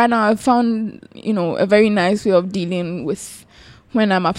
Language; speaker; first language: English; non-native, local second language; Akan